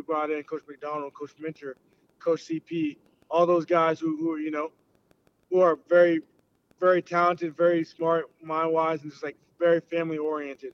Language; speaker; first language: English; early bilingual, other home language; Haitian Creole